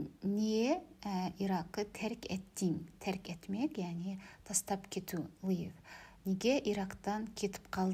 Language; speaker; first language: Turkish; non-native, learner; Kazakh